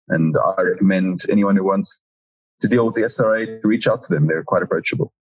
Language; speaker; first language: English; native; English